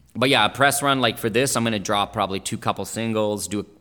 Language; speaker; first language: English; non-native, fluent; German